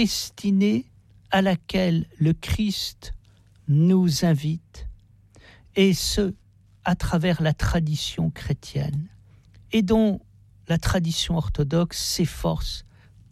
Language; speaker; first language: French; native; French